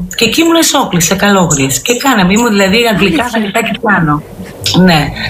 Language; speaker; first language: Greek; early bilingual, heritage; Greek